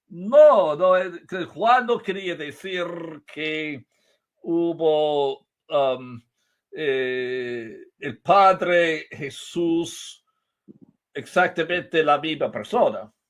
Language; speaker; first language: Spanish; non-native, fluent; English